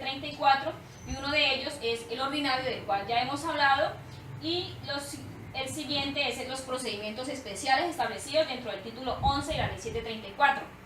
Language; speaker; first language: Spanish; native; Spanish